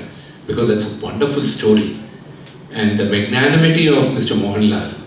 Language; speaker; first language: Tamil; non-native, local second language; Telugu